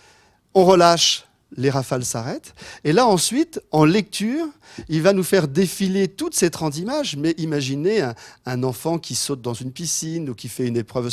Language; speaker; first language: French; native; French